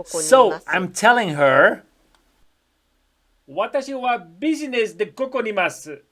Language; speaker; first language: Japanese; non-native, learner; German